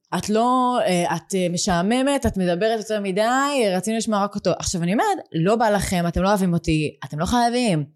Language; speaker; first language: Hebrew; native; Hebrew